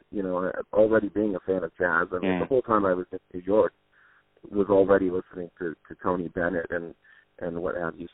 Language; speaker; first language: English; native; English